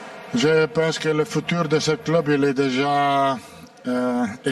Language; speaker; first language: French; non-native, learner; Italian